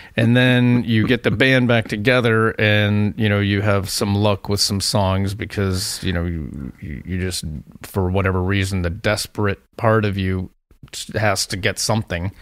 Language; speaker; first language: English; native; English